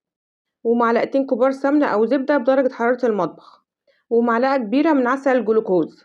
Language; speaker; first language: Arabic; native; Arabic